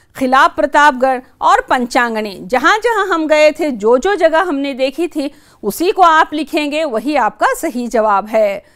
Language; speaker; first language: Urdu; native; Urdu